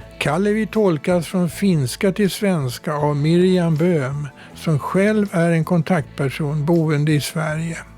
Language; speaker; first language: Swedish; native; Swedish